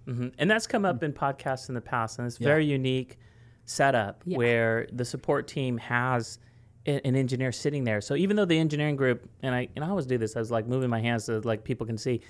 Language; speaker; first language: English; early bilingual, other home language; Spanish